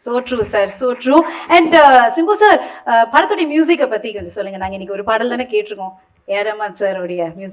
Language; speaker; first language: Tamil; native; Tamil